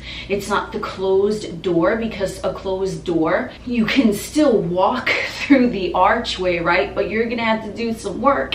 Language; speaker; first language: English; native; English